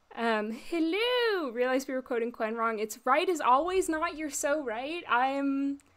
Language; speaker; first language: English; native; English